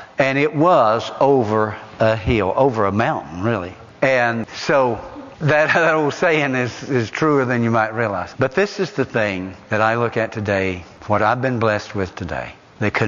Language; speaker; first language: English; native; English